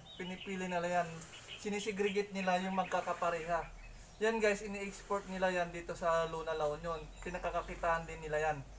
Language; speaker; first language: Filipino; non-native, local second language; Iloko